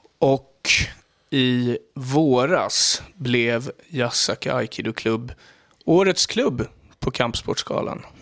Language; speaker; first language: Swedish; native; Swedish